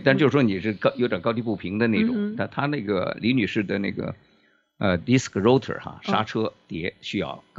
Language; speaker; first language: Chinese; native; Chinese